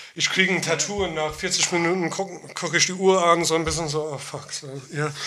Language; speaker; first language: German; non-native, fluent; English